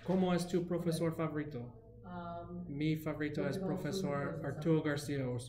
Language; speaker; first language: Spanish; non-native, learner; English